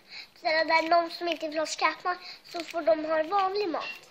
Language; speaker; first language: Swedish; early bilingual, other home language; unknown